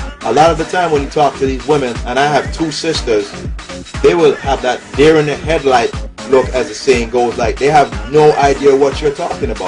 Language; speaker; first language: English; native; English